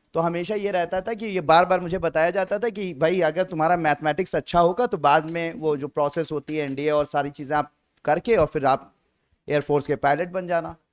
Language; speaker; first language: Hindi; native; Hindi